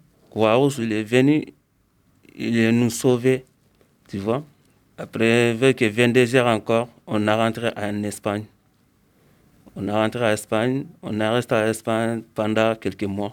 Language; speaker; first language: French; non-native, learner; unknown